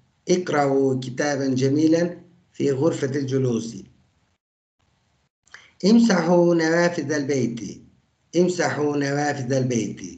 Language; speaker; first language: Arabic; non-native, fluent; Turkish